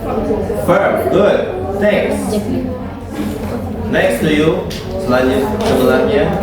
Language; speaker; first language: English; non-native, fluent; Indonesian